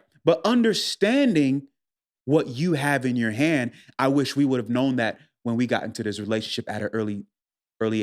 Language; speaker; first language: English; native; English